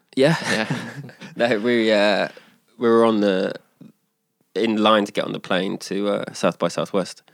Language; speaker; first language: English; native; English